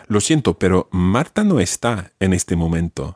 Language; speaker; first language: Spanish; non-native, fluent; English